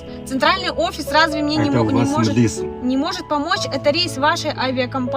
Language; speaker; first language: Russian; native; Russian